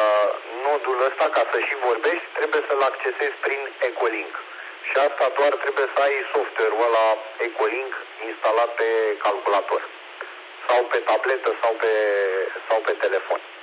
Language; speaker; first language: Romanian; native; Romanian